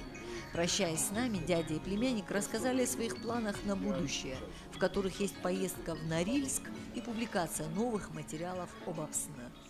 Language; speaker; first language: Russian; native; Russian